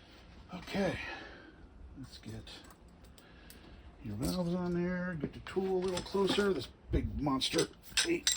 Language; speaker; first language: English; native; English